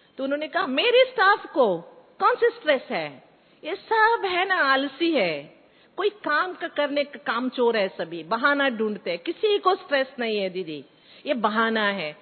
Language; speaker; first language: Hindi; non-native, local second language; Kannada